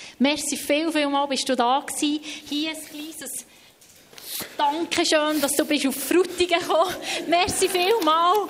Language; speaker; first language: German; native; German